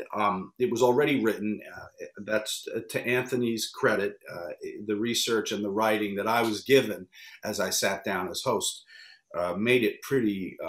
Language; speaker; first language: English; native; English